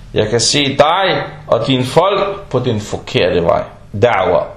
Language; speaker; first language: Danish; non-native, fluent; Arabic